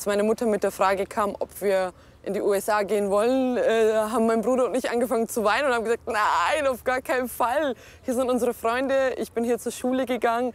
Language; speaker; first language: German; early bilingual, other home language; Bosnian